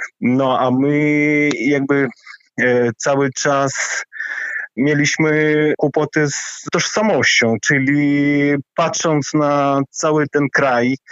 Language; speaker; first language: Polish; non-native, fluent; Ukrainian